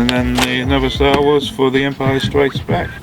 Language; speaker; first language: English; non-native, fluent; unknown